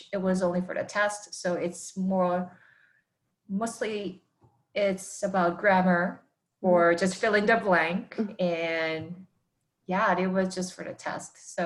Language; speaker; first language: English; non-native, fluent; Korean